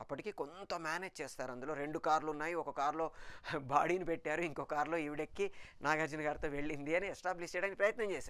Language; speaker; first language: Telugu; native; Telugu